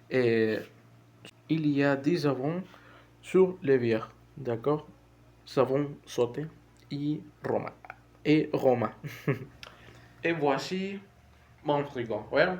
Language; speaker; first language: French; non-native, learner; Spanish